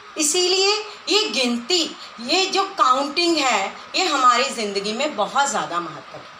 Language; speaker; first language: Hindi; non-native, local second language; Punjabi